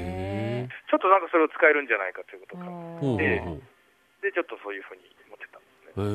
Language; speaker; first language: Japanese; native; Japanese